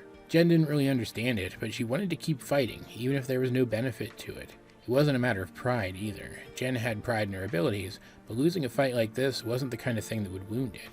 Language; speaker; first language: English; native; English